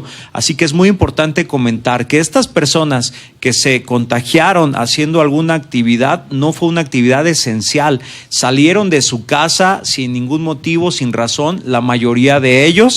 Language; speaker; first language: Spanish; native; Spanish